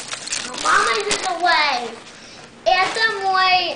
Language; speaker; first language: Russian; early bilingual, heritage; Russian